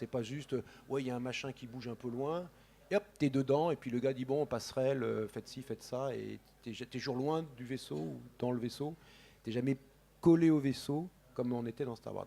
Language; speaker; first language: French; native; French